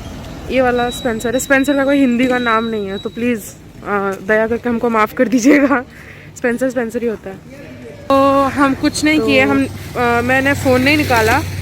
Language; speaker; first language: Hindi; non-native, local second language; Bangla